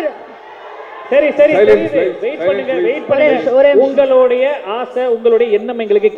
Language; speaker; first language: Tamil; native; Tamil